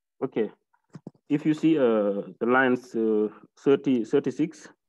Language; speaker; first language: English; non-native, learner; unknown